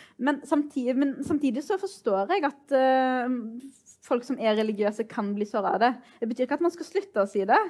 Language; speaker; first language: Norwegian; early bilingual, other home language; Arabic